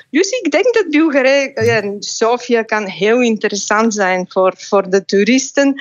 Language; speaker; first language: Dutch; non-native, fluent; Bulgarian